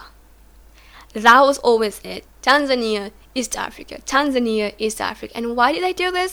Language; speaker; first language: English; non-native, local second language; Swahili